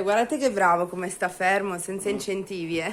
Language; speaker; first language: Italian; native; Italian